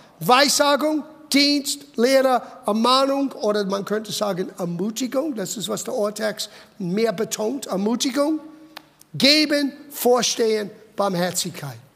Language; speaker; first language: German; non-native, fluent; English